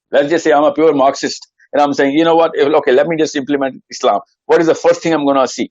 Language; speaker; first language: English; non-native, local second language; Urdu